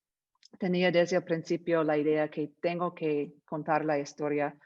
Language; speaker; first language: Spanish; non-native, fluent; English